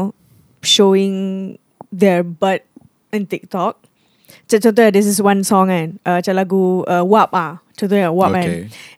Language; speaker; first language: English; non-native, local second language; Malay